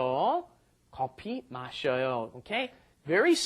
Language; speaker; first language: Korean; non-native, fluent; English